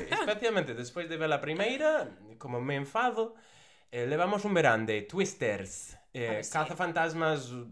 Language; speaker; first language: Galician; non-native, local second language; Spanish